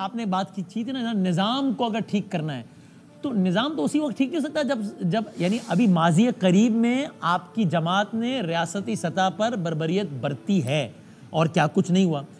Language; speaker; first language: Urdu; native; Urdu